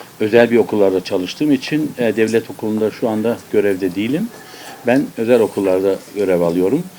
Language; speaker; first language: Turkish; native; Turkish